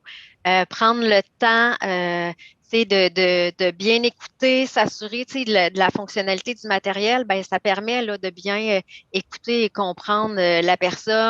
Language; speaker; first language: French; native; French